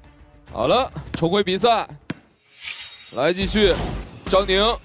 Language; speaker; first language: Chinese; native; Chinese